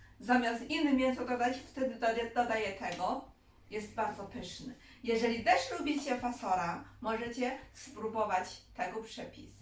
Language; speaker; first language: Polish; non-native, learner; Chinese